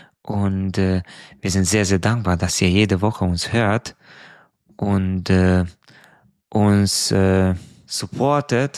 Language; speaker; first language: German; non-native, fluent; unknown